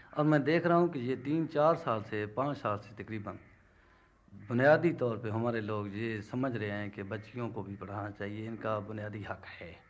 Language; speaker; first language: Urdu; non-native, local second language; Punjabi